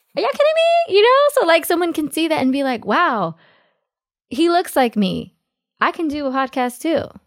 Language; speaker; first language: English; early bilingual, other home language; Spanish